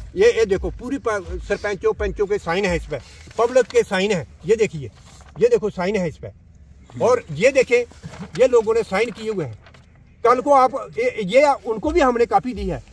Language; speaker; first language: Hindi; native; Hindi